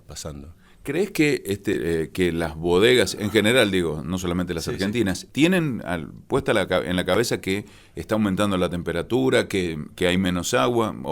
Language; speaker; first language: Spanish; native; Spanish